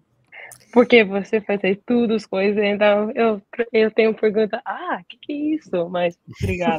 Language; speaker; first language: Portuguese; early bilingual, heritage; Portuguese